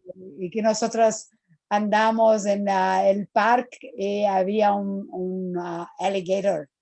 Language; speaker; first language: Spanish; non-native, fluent; Portuguese